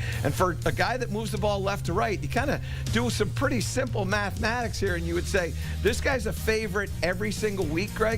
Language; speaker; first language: English; native; English